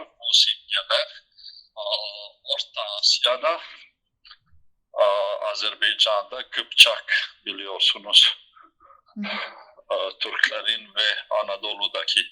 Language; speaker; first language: Turkish; non-native, fluent; Bosnian